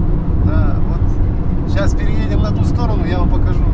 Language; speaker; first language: Russian; native; Russian